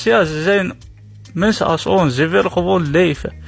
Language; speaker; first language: Dutch; non-native, learner; Arabic